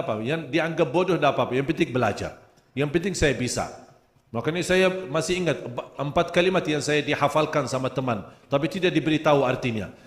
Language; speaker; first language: Malay; non-native, fluent; Arabic